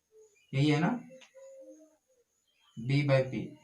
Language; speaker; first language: Hindi; native; Hindi